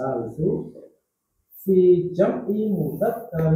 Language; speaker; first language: Arabic; non-native, learner; Indonesian